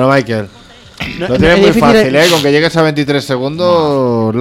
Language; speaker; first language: Spanish; native; Spanish